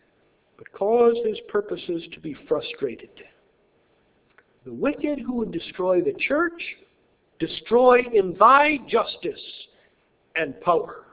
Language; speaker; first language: English; native; English